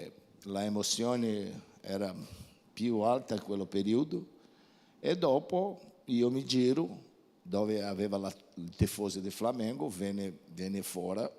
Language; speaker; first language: Italian; non-native, fluent; Portuguese